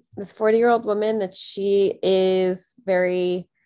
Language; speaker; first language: English; native; English